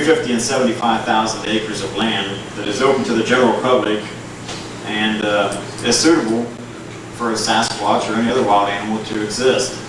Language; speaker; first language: English; native; English